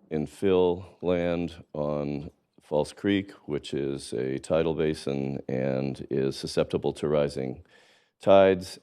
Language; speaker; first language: English; native; English